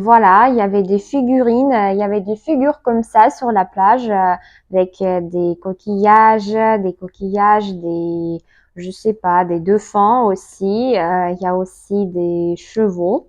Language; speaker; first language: French; non-native, learner; Russian